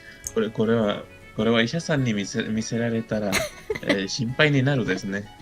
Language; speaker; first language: Japanese; non-native, fluent; Spanish